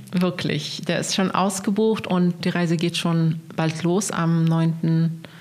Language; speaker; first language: German; non-native, fluent; Arabic